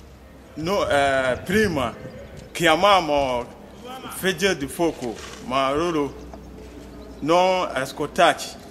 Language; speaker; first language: Italian; non-native, learner; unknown